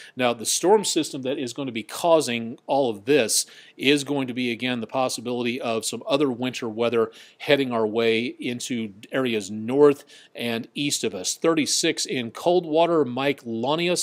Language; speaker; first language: English; native; English